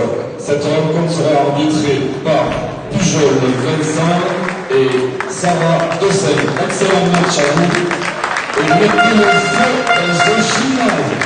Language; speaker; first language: French; native; French